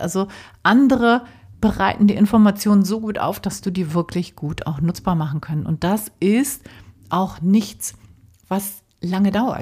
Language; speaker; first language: German; native; German